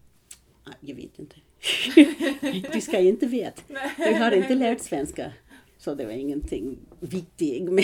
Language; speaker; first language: Swedish; non-native, learner; English